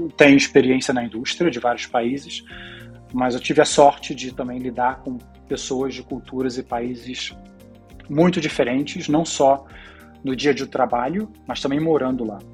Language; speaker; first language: Portuguese; native; Portuguese